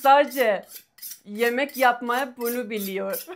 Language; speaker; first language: Turkish; non-native, learner; Persian